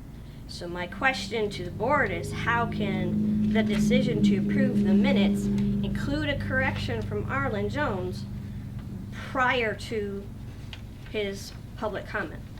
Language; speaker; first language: English; native; English